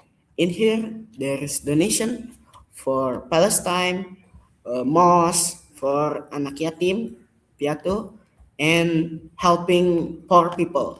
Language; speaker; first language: English; non-native, learner; Indonesian